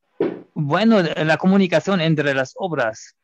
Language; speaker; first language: Spanish; non-native, fluent; German